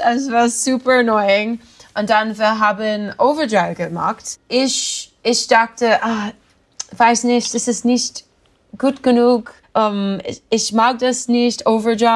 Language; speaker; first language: German; non-native, learner; English